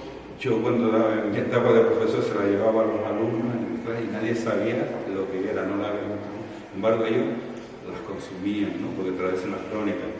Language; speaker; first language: Spanish; native; Spanish